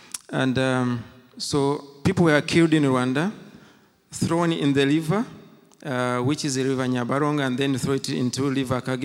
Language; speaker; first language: English; non-native, local second language; Kinyarwanda